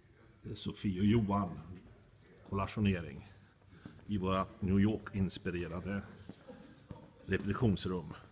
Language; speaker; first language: Swedish; native; Swedish